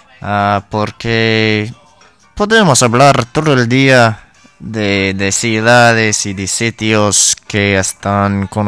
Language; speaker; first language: Spanish; non-native, learner; English